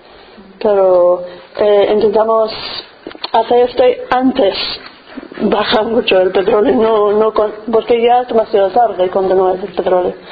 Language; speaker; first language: Spanish; non-native, fluent; English